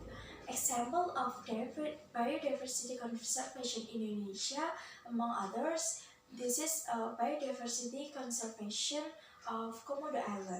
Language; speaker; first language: English; non-native, learner; Indonesian